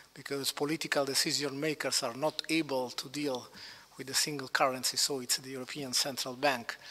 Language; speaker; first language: English; non-native, fluent; Italian